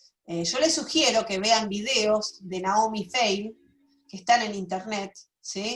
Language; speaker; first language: Spanish; native; Spanish